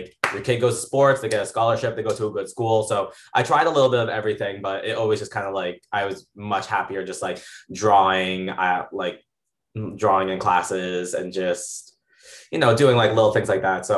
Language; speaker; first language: English; native; English